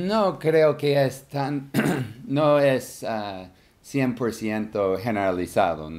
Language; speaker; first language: Spanish; non-native, fluent; English